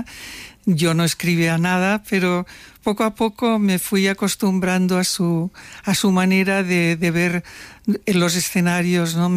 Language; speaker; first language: Spanish; non-native, local second language; Catalan